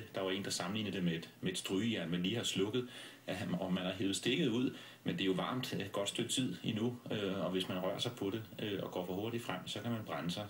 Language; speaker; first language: Danish; native; Danish